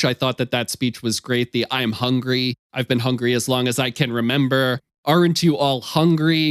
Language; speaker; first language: English; native; English